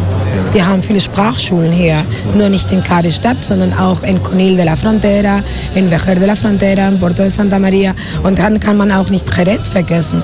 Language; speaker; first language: German; non-native, fluent; Spanish